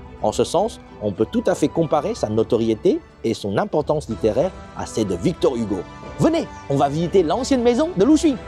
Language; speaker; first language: French; native; French